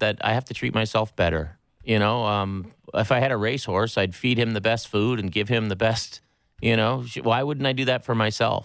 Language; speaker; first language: English; native; English